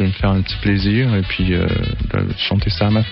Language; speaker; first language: French; native; French